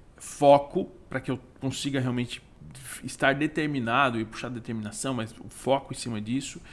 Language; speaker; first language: Portuguese; native; Portuguese